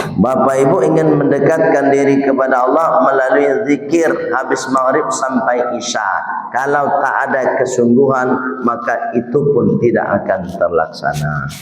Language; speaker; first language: Malay; non-native, local second language; Minangkabau